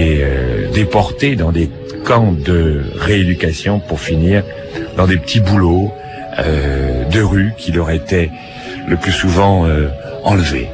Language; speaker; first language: French; native; French